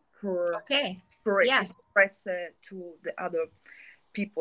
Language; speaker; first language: English; non-native, learner; Italian